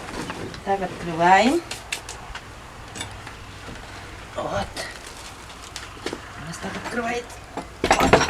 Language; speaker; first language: Russian; non-native, local second language; Yakut